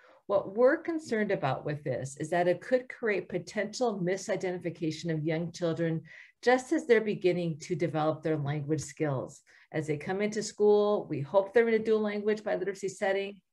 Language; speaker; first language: English; native; English